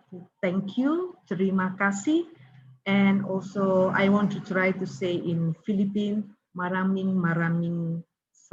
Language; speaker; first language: English; non-native, learner; Indonesian